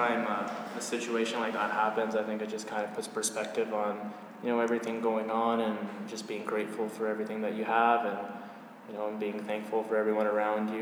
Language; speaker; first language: English; native; English